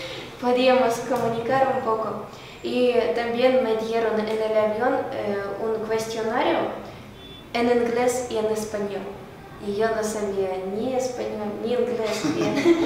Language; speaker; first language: Spanish; non-native, learner; Ukrainian